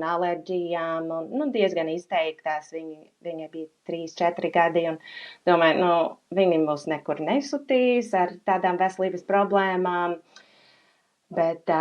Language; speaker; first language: Latvian; non-native, fluent; English